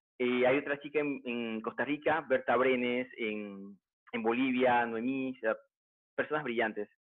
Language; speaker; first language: Spanish; native; Spanish